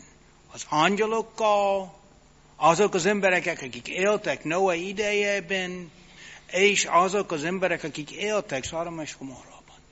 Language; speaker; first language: Hungarian; non-native, fluent; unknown